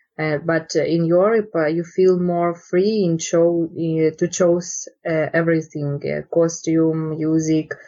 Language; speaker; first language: English; non-native, learner; Russian